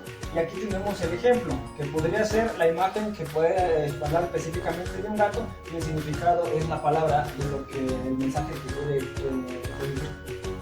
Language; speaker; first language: Spanish; native; Spanish